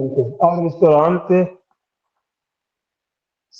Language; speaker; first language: Italian; non-native, learner; Urdu